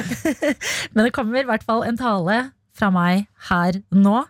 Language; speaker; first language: Norwegian; early bilingual, other home language; Albanian